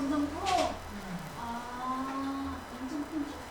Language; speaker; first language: Korean; non-native, learner; Chinese